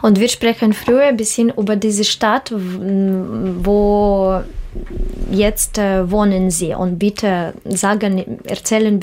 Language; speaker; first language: German; non-native, learner; Russian